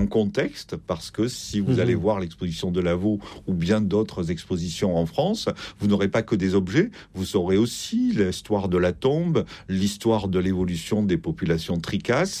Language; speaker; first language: French; native; French